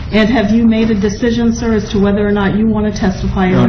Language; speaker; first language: English; native; English